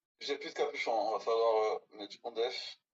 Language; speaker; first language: French; native; French